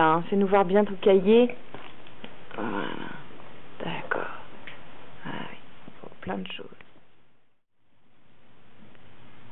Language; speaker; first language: French; native; French